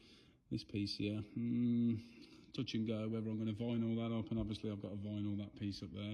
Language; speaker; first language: English; native; English